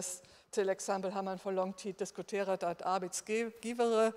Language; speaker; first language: Danish; non-native, learner; German